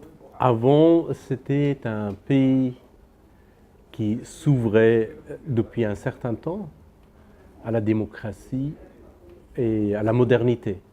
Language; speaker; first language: French; non-native, fluent; Persian